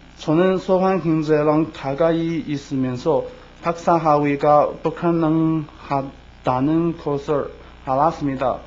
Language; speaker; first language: Korean; non-native, learner; Chinese